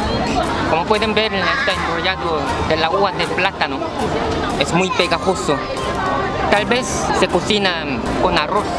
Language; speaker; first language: Spanish; non-native, fluent; Korean